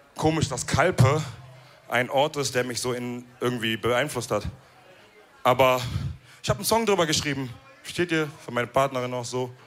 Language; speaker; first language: German; early bilingual, other home language; Wolof